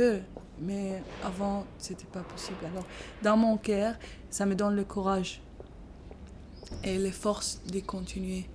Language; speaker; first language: French; non-native, learner; Arabic